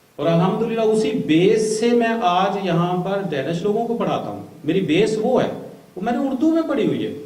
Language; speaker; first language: Urdu; non-native, local second language; Punjabi